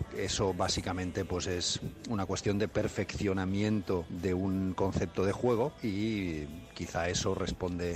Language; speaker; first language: Spanish; native; Spanish